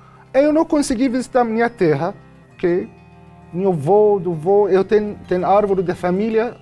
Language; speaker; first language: Portuguese; non-native, learner; Arabic